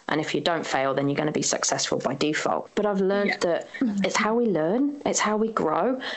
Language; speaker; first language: English; native; English